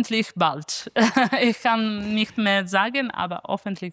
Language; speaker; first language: German; non-native, fluent; Italian